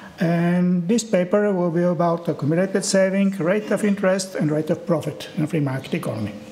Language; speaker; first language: English; non-native, fluent; Bulgarian